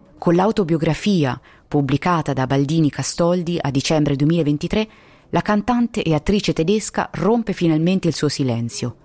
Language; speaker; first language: Italian; native; Italian